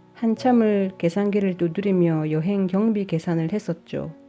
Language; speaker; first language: Korean; native; Korean